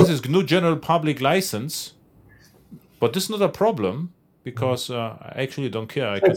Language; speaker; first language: English; non-native, fluent; German